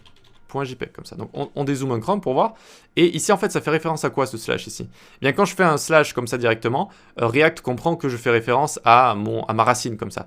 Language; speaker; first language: French; native; French